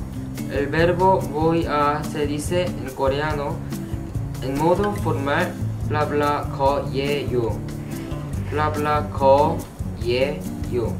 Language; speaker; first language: Spanish; non-native, fluent; Korean